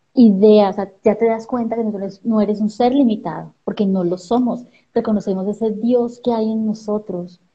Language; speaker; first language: Spanish; native; Spanish